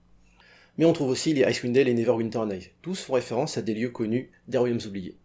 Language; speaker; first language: French; native; French